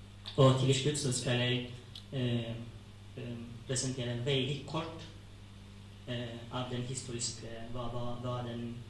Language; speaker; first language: Norwegian; non-native, fluent; Tigrinya